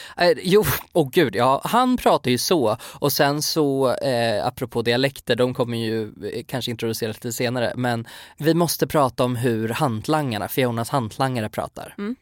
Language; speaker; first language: Swedish; native; Swedish